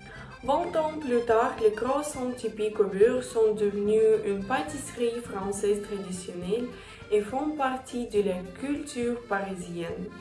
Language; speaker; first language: French; non-native, learner; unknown